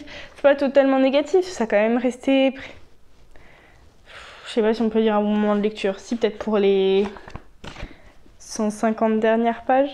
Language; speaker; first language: French; native; French